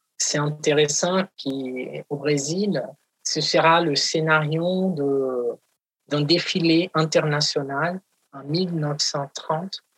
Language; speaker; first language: French; non-native, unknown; Portuguese